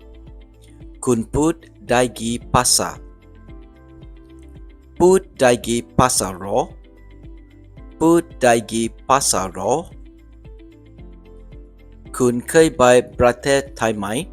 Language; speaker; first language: Thai; non-native, learner; English